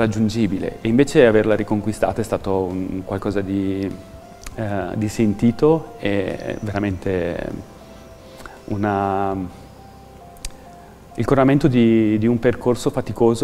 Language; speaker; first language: Italian; native; Italian